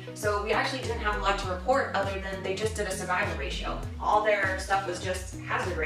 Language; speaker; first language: English; native; English